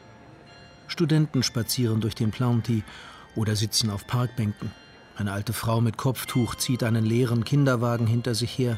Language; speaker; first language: German; native; German